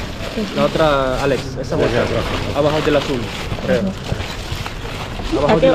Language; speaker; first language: Spanish; non-native, learner; Filipino